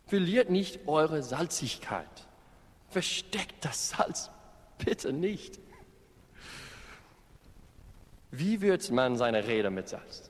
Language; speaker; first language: German; non-native, fluent; English